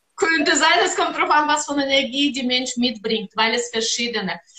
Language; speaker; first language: German; non-native, learner; Russian